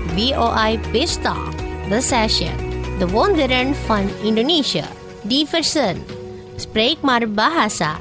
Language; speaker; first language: Dutch; non-native, fluent; Indonesian